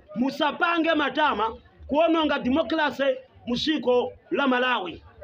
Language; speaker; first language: Nyanja; non-native, local second language; Tumbuka